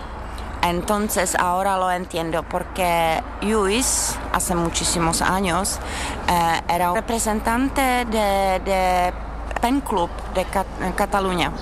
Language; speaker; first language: Spanish; non-native, learner; Czech